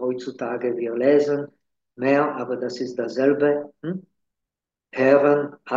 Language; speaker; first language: German; non-native, fluent; Czech